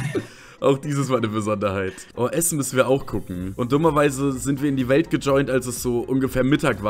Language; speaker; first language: German; native; German